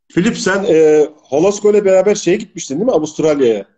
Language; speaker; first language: Turkish; native; Turkish